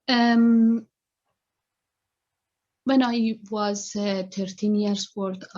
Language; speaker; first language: English; non-native, learner; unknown